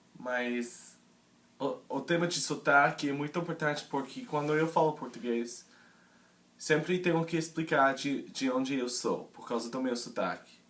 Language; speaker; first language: Portuguese; non-native, fluent; English